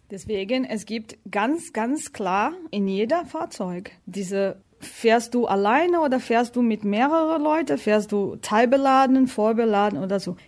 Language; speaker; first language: German; non-native, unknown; Portuguese